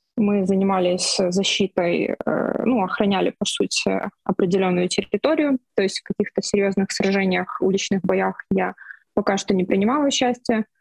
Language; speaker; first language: Russian; non-native, local second language; Ukrainian